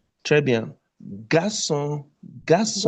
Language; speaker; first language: French; non-native, fluent; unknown